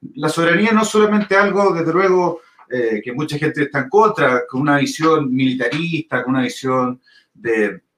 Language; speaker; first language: Spanish; native; Spanish